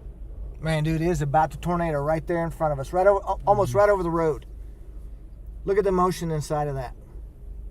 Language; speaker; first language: English; native; English